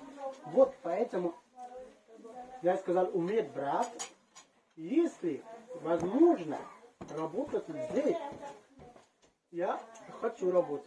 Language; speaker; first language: Russian; non-native, learner; Manipuri